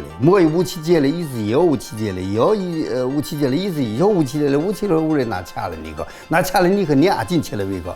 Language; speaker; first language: Russian; non-native, learner; Chinese